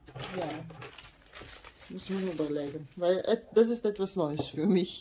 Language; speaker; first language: German; non-native, learner; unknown